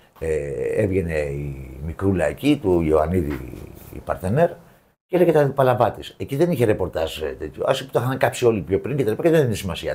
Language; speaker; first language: Greek; native; Greek